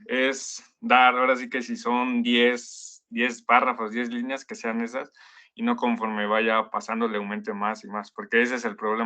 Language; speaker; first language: Spanish; native; Spanish